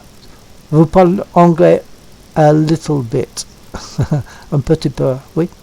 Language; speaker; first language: French; non-native, learner; English